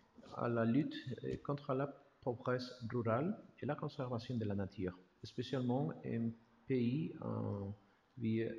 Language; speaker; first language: French; non-native, learner; Spanish